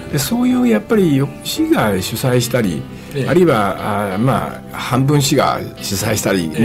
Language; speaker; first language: Japanese; native; Japanese